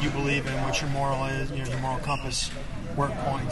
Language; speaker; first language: English; native; English